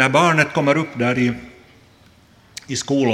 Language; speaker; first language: Swedish; non-native, local second language; Finnish